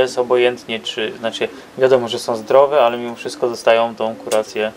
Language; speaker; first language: Polish; native; Polish